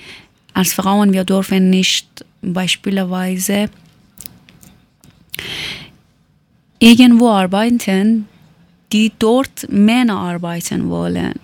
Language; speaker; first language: German; non-native, learner; Persian